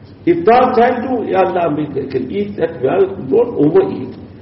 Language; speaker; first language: English; native; English